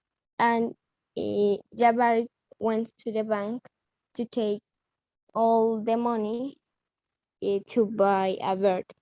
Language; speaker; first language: English; non-native, learner; Spanish